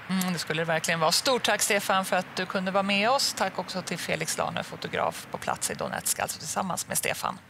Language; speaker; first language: Swedish; native; Swedish